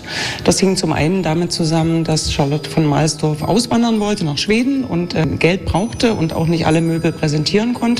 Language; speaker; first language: German; native; German